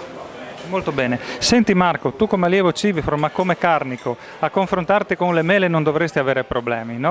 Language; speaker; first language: Italian; native; Italian